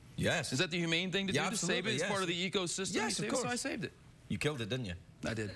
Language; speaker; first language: English; native; English